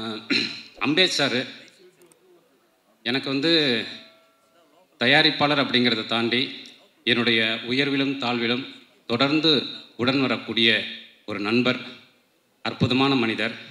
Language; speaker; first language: Tamil; native; Tamil